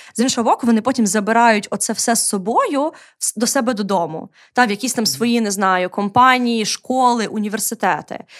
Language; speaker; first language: Ukrainian; native; Ukrainian